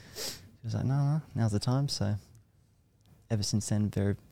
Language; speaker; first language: English; native; English